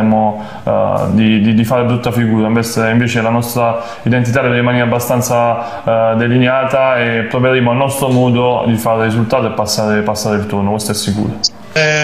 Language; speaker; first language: Italian; native; Italian